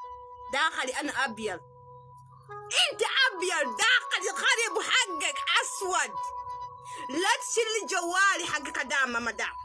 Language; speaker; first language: Arabic; non-native, learner; Amharic